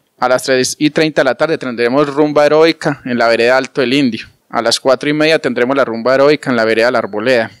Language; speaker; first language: Spanish; native; Spanish